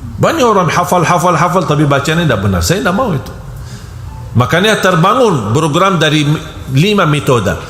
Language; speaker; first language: Malay; non-native, fluent; Arabic